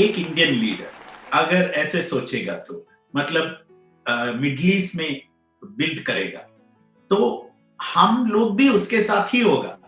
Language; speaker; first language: Hindi; non-native, local second language; Malayalam